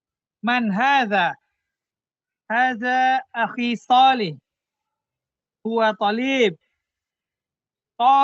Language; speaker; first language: Arabic; non-native, learner; Indonesian